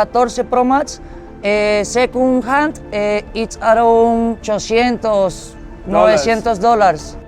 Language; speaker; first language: English; non-native, learner; Spanish